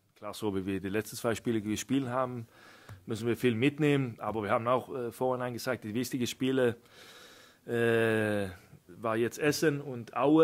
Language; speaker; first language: German; non-native, fluent; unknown